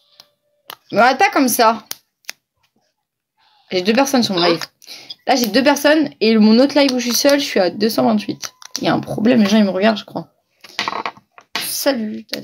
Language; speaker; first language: French; native; French